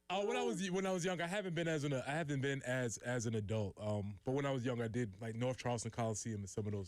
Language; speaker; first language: English; native; English